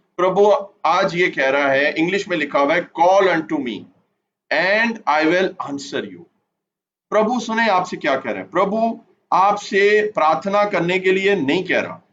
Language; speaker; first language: Urdu; non-native, local second language; Punjabi